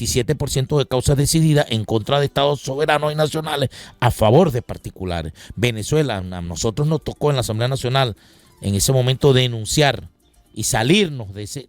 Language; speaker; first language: Spanish; native; Spanish